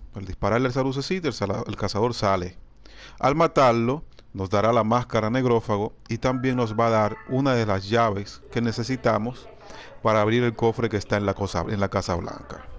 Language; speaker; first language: Spanish; native; Spanish